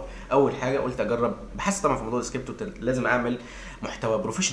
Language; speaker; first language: Arabic; native; Arabic